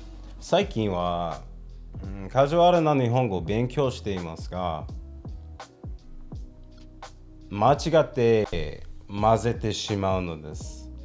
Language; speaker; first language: Japanese; non-native, fluent; English